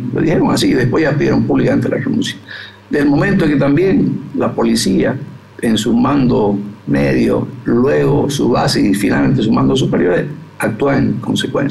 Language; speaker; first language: Spanish; native; Spanish